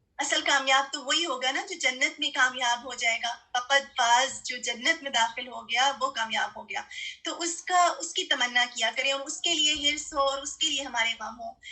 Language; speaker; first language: Urdu; native; Urdu